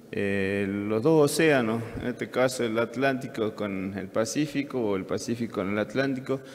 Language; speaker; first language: Spanish; native; Spanish